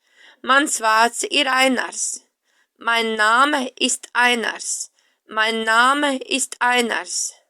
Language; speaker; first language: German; non-native, fluent; Latvian